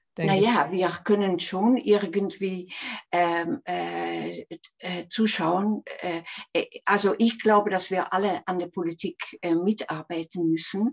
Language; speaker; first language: German; non-native, fluent; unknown